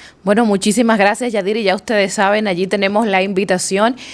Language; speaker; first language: Spanish; native; Spanish